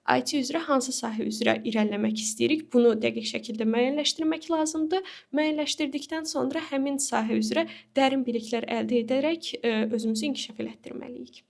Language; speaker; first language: Azerbaijani; native; Azerbaijani